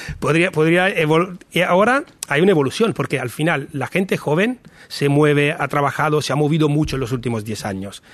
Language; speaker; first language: Spanish; non-native, fluent; Italian